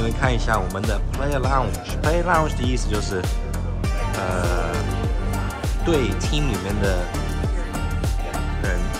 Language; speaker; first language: Chinese; early bilingual, heritage; English